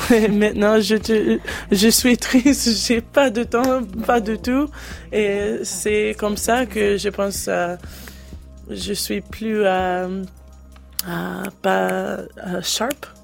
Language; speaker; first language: French; non-native, learner; English